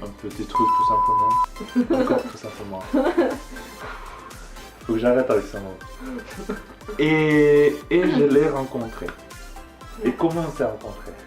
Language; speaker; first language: French; native; French